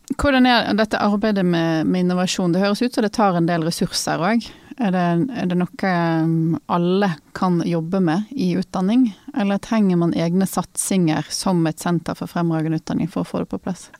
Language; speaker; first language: Norwegian; native; Norwegian